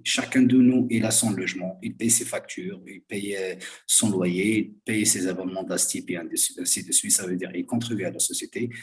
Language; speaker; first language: French; non-native, fluent; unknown